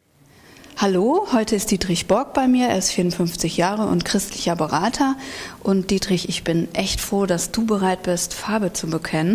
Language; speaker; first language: German; native; German